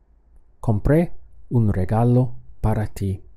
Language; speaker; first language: Spanish; non-native, fluent; English